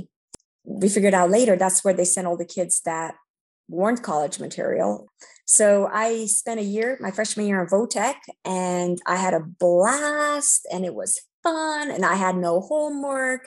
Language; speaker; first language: English; early bilingual, other home language; Romanian